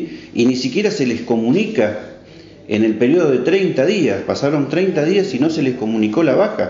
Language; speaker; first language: Spanish; native; Spanish